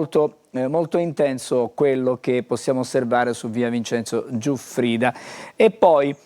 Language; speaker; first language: Italian; native; Italian